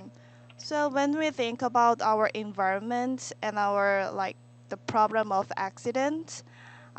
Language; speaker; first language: English; non-native, learner; Korean